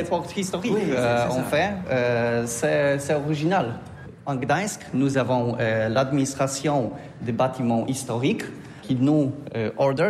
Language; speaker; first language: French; non-native, learner; Polish